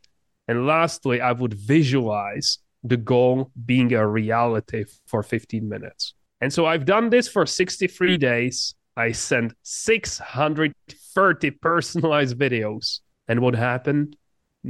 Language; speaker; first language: English; non-native, fluent; Czech